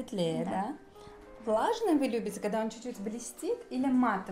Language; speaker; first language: Russian; non-native, local second language; Uzbek